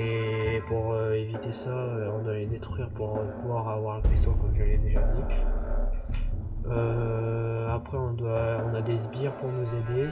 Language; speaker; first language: French; native; French